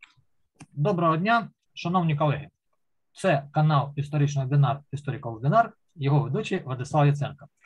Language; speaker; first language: Ukrainian; native; Ukrainian